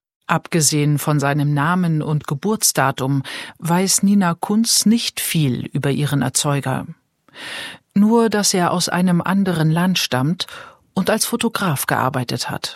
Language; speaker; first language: German; native; German